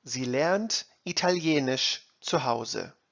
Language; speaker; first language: German; non-native, fluent; English